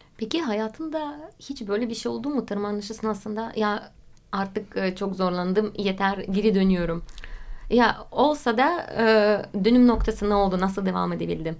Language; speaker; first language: Turkish; non-native, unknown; Russian